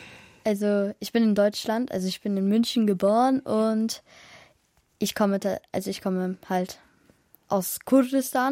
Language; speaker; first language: German; early bilingual, other home language; Kurdish